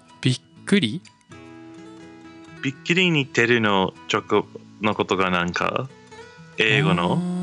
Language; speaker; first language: Japanese; non-native, learner; English